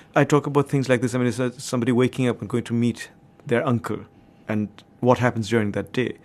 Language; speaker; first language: English; non-native, local second language; Bangla